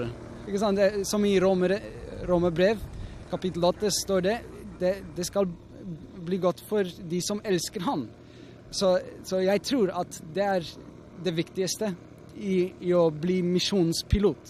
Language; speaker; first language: Norwegian; non-native, fluent; Swiss German